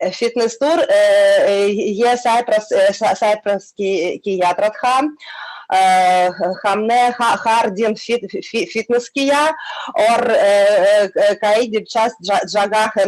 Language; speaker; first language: Hindi; non-native, learner; Russian